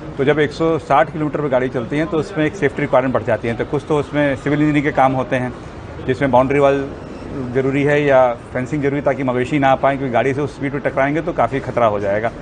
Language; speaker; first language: Hindi; native; Hindi